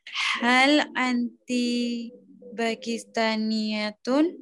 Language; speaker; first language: Arabic; non-native, learner; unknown